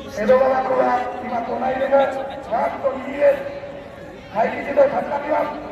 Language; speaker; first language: Japanese; non-native, fluent; Marathi